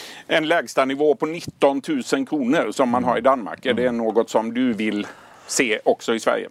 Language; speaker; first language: Swedish; native; Swedish